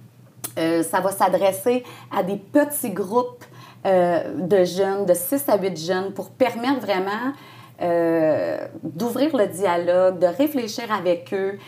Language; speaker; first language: French; native; French